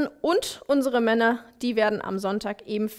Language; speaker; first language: German; native; German